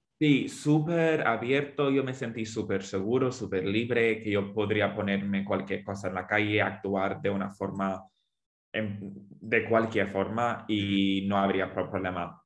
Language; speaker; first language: Spanish; non-native, fluent; English